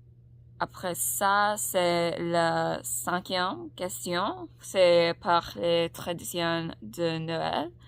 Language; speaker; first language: French; non-native, learner; English